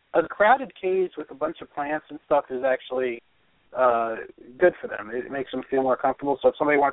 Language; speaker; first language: English; native; English